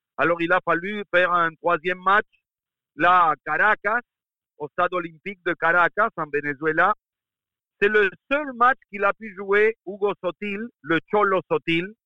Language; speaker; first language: French; non-native, fluent; Spanish